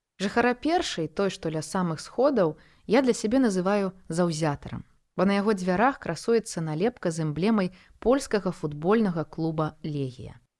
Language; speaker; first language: Belarusian; non-native, local second language; Russian